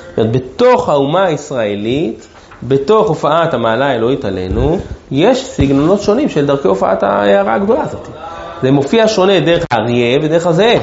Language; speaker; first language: Hebrew; native; Hebrew